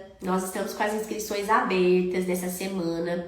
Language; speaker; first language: Portuguese; native; Portuguese